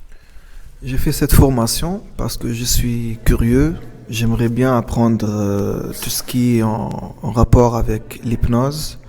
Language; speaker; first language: French; non-native, local second language; Arabic